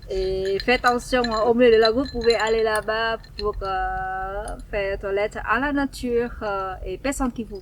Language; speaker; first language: French; non-native, fluent; Vietnamese